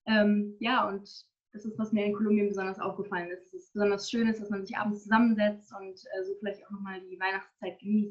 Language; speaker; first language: German; native; German